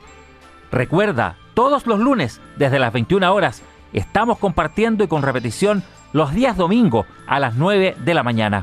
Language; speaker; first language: Spanish; native; Spanish